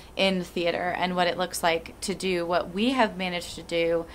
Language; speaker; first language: English; native; English